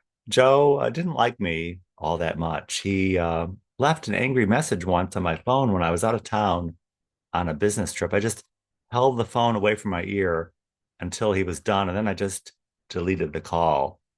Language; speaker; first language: English; native; English